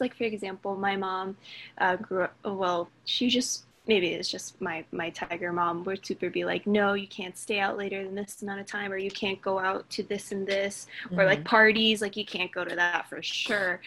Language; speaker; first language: English; native; English